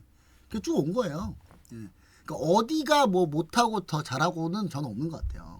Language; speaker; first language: Korean; native; Korean